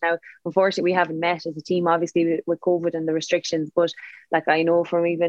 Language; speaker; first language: English; native; English